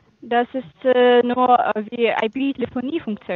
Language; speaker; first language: German; non-native, fluent; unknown